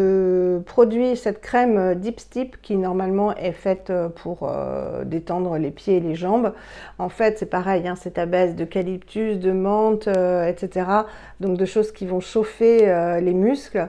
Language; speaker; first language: French; native; French